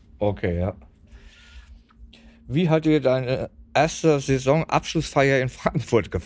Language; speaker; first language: German; native; German